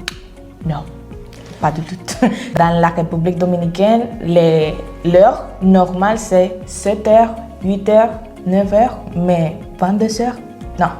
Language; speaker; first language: French; non-native, fluent; Spanish